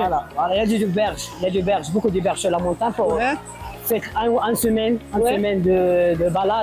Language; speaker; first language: French; non-native, local second language; Berber languages